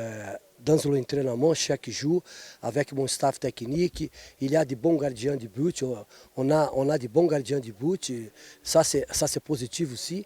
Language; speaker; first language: French; non-native, fluent; Portuguese